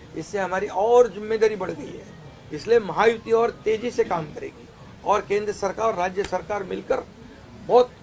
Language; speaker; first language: Hindi; non-native, local second language; Marathi